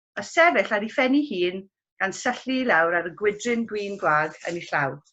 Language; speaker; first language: Welsh; non-native, local second language; English